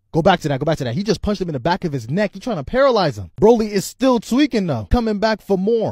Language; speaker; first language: English; native; English